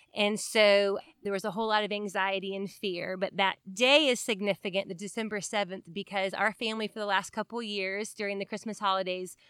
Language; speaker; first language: English; native; English